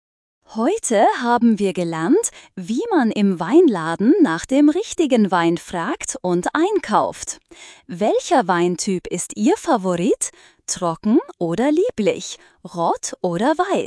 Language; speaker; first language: German; non-native, fluent; Turkish